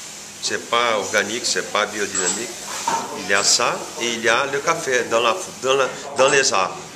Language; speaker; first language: French; non-native, fluent; Portuguese